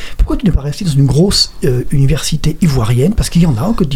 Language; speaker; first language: French; native; French